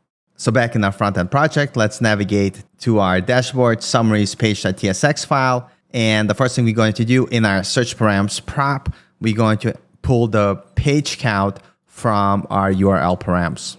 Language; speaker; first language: English; native; English